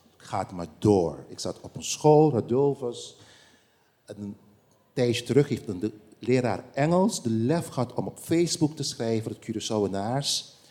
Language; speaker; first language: Dutch; non-native, local second language; Papiamento